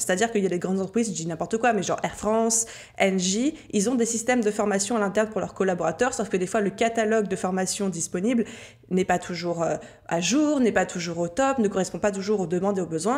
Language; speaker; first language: French; native; French